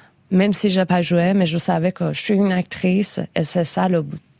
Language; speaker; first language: French; non-native, fluent; Persian